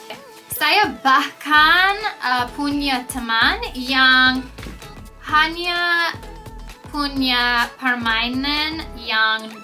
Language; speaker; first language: Indonesian; non-native, learner; English